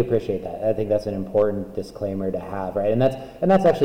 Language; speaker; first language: English; native; English